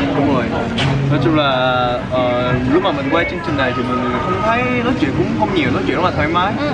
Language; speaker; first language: Vietnamese; native; Vietnamese